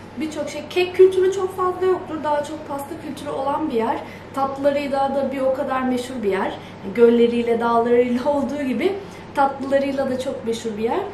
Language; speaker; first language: Turkish; early bilingual, heritage; Turkish